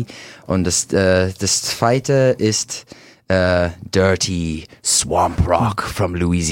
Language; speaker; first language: German; non-native, learner; English